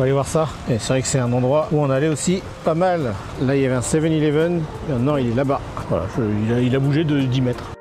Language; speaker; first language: French; native; French